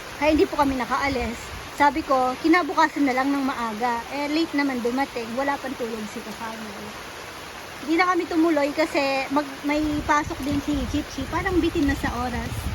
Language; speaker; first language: Filipino; native; Filipino